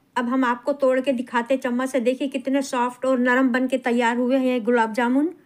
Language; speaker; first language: Hindi; native; Hindi